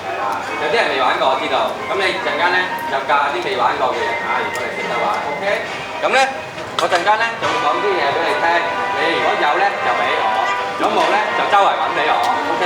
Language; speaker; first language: Cantonese; native; Cantonese